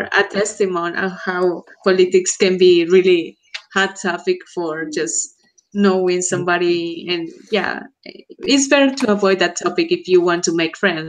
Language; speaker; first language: English; non-native, fluent; Spanish